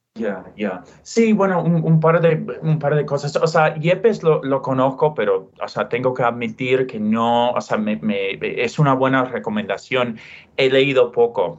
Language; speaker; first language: Spanish; non-native, fluent; English